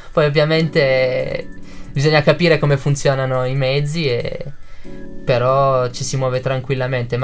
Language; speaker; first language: Italian; early bilingual, other home language; Arabic